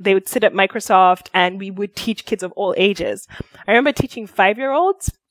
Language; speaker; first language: English; native; English